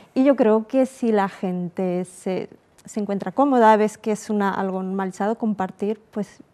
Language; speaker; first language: Spanish; native; Spanish